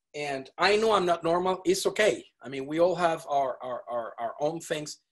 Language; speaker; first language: English; non-native, fluent; Spanish